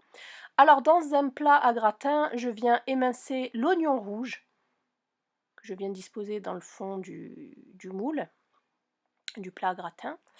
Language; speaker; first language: French; native; French